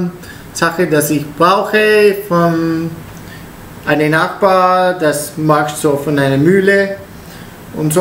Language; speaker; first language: German; non-native, learner; Italian